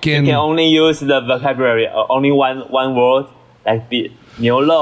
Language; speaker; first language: English; non-native, learner; Chinese